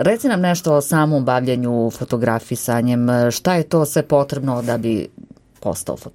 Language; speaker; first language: Serbian; native; Serbian